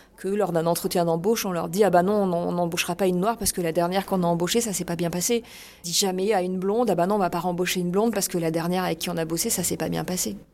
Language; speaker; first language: French; native; French